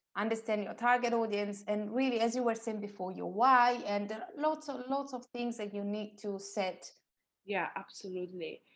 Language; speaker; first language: English; non-native, fluent; Italian